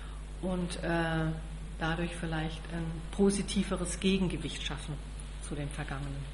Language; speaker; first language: German; native; German